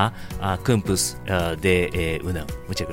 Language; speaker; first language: Spanish; non-native, learner; Japanese